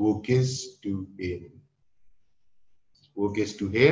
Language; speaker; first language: German; non-native, fluent; Indonesian